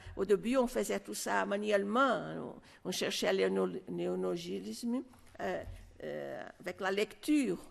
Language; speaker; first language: French; non-native, fluent; Portuguese